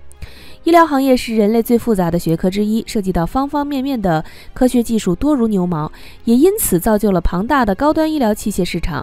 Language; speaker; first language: Chinese; native; Chinese